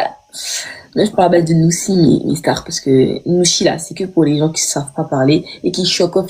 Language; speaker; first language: French; native; French